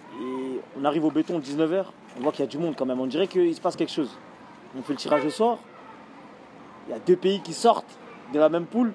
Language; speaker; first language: French; native; French